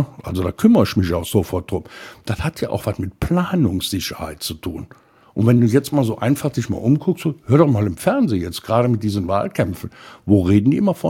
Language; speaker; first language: German; native; German